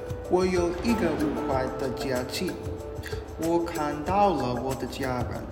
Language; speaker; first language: Chinese; non-native, learner; English